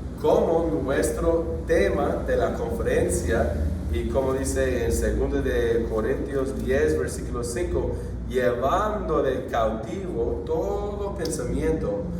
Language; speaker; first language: Spanish; non-native, fluent; English